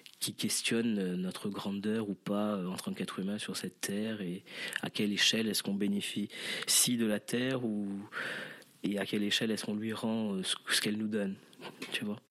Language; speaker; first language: French; non-native, local second language; Morisyen